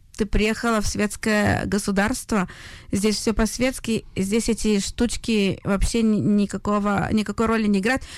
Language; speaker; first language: Russian; native; Russian